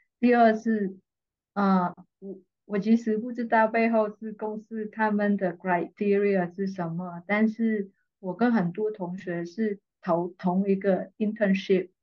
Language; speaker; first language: Chinese; non-native, fluent; Vietnamese